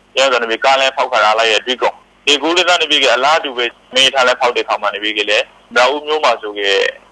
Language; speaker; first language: Burmese; native; Burmese